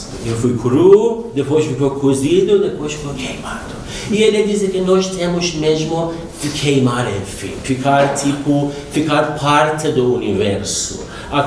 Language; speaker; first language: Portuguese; non-native, learner; Persian